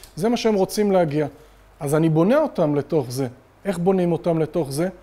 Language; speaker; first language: Hebrew; native; Hebrew